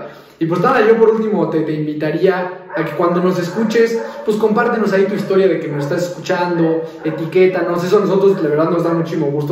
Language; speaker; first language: Spanish; native; Spanish